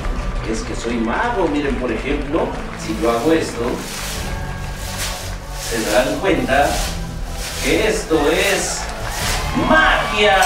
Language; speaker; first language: Spanish; native; Spanish